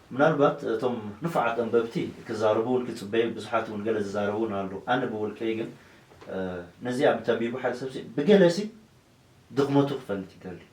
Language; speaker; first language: Tigrinya; non-native, local second language; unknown